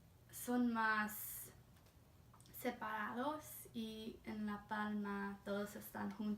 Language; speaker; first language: Spanish; early bilingual, heritage; Spanish